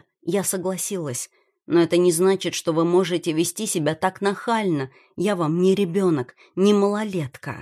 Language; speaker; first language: Russian; native; Russian